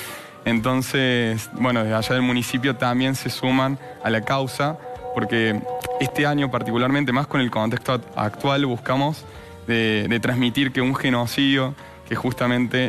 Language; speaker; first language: Spanish; native; Spanish